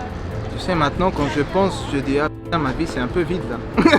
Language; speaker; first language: French; non-native, fluent; Spanish